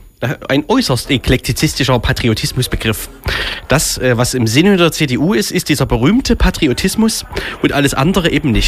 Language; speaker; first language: German; native; German